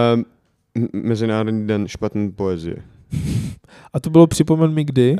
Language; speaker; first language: Czech; non-native, fluent; Urdu